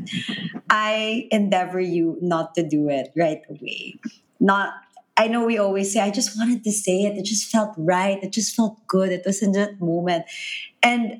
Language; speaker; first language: English; non-native, local second language; Filipino